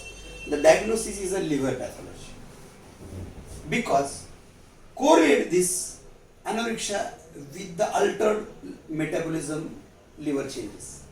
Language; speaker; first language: English; non-native, local second language; Marathi